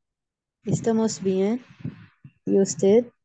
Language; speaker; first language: Spanish; non-native, learner; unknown